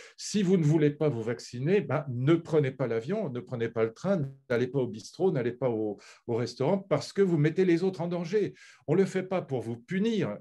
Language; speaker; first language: French; native; French